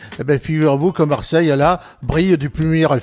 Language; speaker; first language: French; native; French